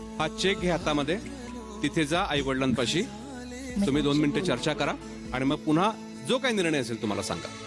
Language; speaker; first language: Marathi; native; Marathi